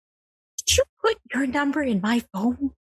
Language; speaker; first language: English; native; English